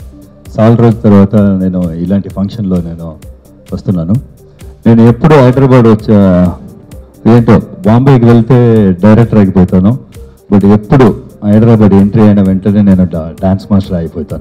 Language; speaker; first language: Telugu; non-native, fluent; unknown